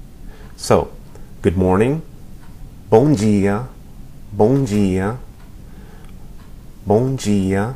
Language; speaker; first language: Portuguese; non-native, fluent; English